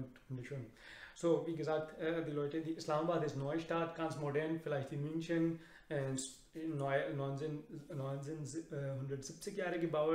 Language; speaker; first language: German; non-native, learner; Urdu